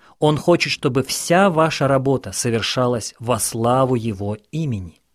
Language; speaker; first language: Russian; non-native, local second language; Ukrainian